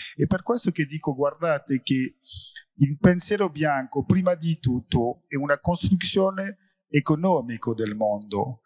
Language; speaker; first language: Italian; non-native, fluent; French